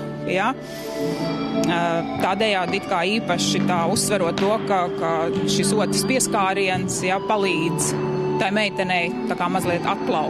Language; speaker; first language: Latvian; native; Latvian